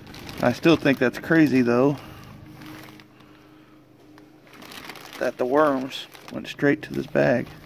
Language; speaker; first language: English; native; English